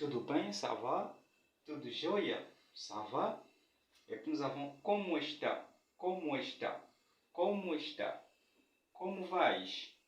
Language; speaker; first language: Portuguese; non-native, fluent; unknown